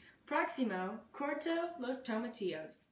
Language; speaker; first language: Spanish; non-native, learner; English